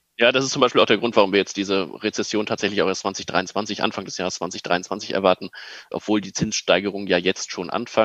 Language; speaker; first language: German; native; German